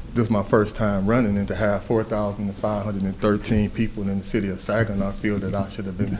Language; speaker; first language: English; native; English